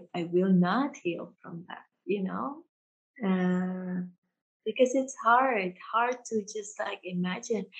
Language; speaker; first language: English; early bilingual, heritage; Indonesian